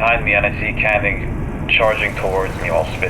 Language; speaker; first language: English; native; English